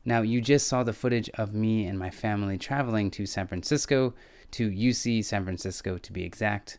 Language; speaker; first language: English; native; English